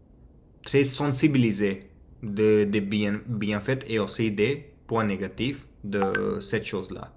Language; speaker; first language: French; non-native, fluent; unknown